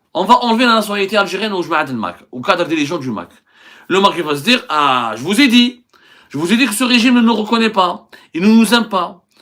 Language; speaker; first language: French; non-native, local second language; Arabic